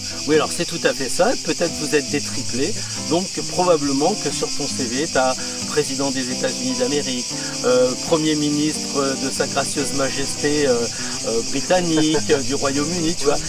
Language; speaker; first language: French; native; French